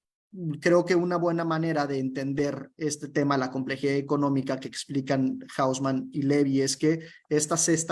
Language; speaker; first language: Spanish; native; Spanish